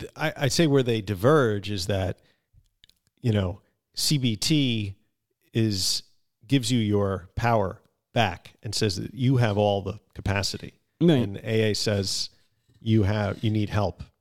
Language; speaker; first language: English; native; English